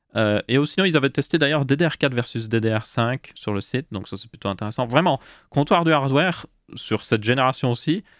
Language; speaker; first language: French; native; French